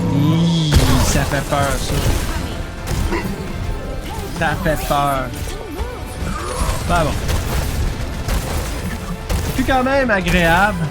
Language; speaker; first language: French; native; French